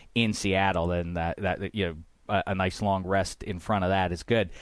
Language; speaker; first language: English; native; English